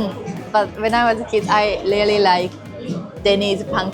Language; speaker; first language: English; non-native, learner; Japanese